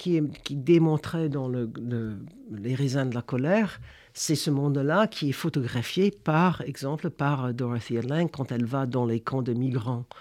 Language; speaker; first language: French; non-native, fluent; English